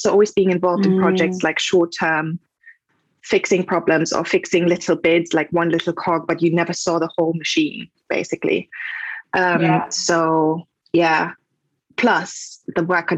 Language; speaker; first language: English; non-native, fluent; German